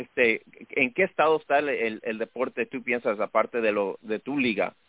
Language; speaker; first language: Spanish; early bilingual, heritage; Spanish